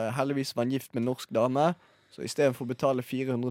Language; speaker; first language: Norwegian; native; Norwegian